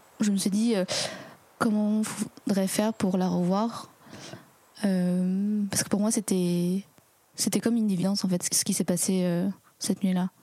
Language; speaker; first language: French; early bilingual, other home language; Chinese